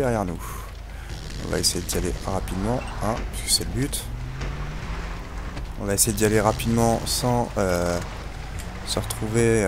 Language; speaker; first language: French; native; French